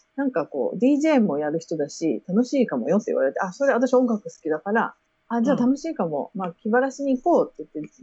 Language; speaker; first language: Japanese; native; Japanese